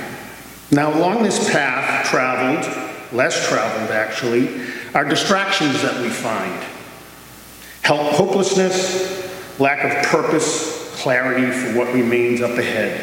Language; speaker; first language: English; native; English